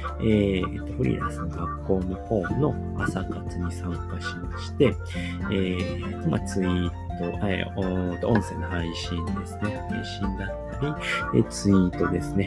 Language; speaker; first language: Japanese; native; Japanese